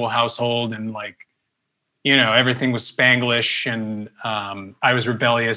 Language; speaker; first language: English; early bilingual, other home language; Spanish